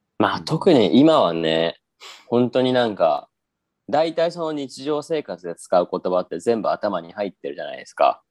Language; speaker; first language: Japanese; native; Japanese